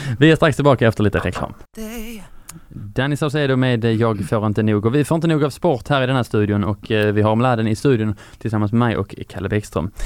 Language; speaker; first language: Swedish; native; Swedish